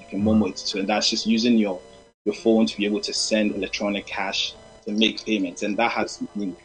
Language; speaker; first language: English; non-native, local second language; Akan